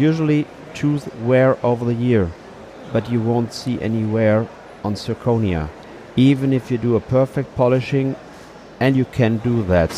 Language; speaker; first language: English; non-native, fluent; German